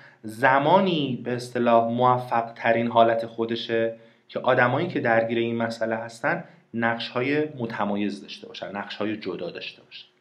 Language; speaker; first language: Persian; native; Persian